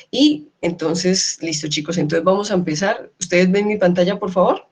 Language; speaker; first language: Spanish; native; Spanish